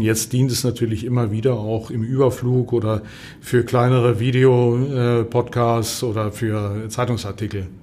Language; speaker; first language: German; native; German